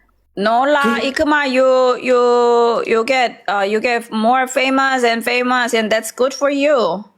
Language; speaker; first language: English; non-native, learner; Thai